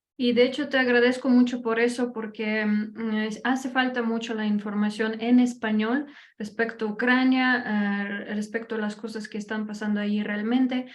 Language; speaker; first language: Spanish; non-native, fluent; Ukrainian